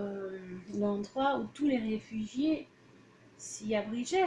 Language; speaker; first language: French; early bilingual, other home language; Portuguese